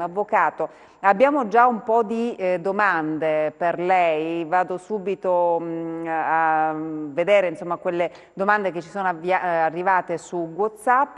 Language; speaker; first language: Italian; native; Italian